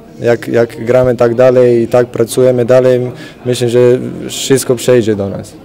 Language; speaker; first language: Polish; non-native, learner; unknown